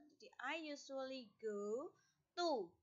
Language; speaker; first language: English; non-native, fluent; Indonesian